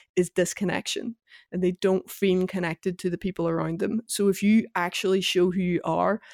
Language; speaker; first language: English; native; English